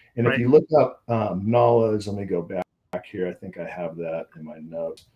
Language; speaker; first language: English; native; English